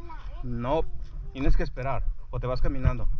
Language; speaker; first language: Spanish; native; Spanish